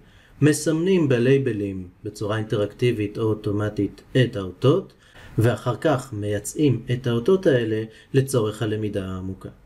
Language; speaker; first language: Hebrew; native; Hebrew